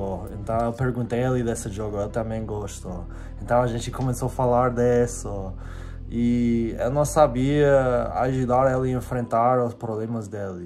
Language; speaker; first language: Portuguese; non-native, fluent; English